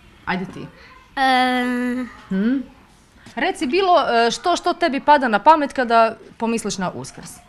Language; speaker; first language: Croatian; native; Croatian